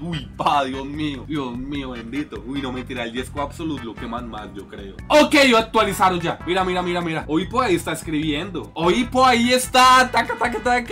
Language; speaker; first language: Spanish; native; Spanish